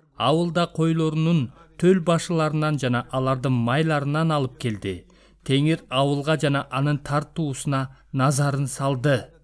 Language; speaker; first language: Kyrgyz; non-native, local second language; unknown